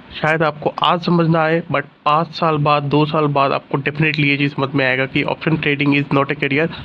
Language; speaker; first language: Hindi; non-native, local second language; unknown